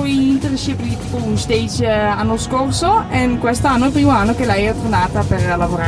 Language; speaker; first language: Italian; non-native, fluent; Dutch